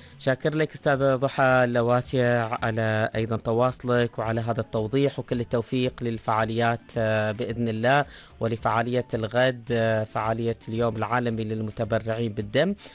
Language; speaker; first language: Arabic; native; Arabic